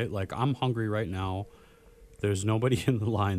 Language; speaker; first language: English; native; English